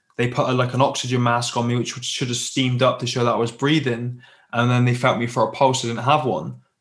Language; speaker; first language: English; native; English